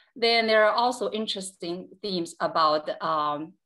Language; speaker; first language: English; non-native, fluent; Chinese